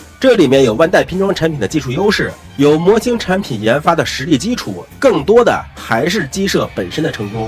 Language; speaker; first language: Chinese; native; Chinese